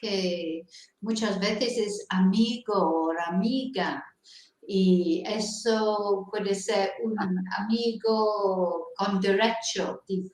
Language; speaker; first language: Spanish; non-native, fluent; English